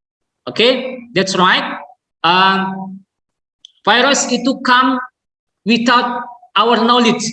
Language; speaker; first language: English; non-native, learner; Indonesian